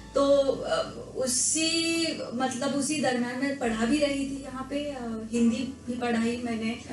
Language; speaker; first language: Hindi; non-native, local second language; Marathi